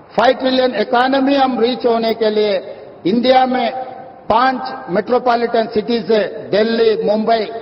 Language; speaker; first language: Hindi; non-native, local second language; Telugu